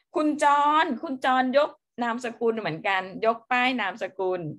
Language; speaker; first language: Thai; native; Thai